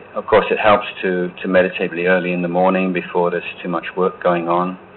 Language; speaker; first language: English; native; English